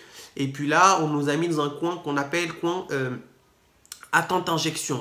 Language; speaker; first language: French; native; French